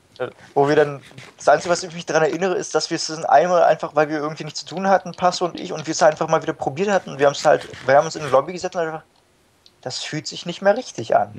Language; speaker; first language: German; native; German